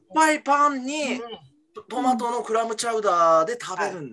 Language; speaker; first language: Japanese; native; Japanese